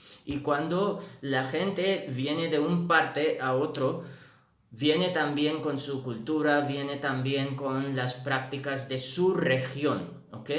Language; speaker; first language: Spanish; non-native, fluent; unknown